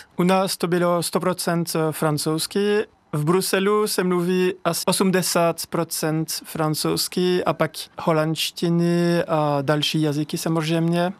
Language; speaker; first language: Czech; non-native, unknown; French